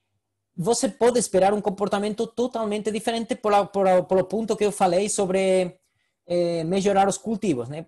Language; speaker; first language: Portuguese; non-native, fluent; Spanish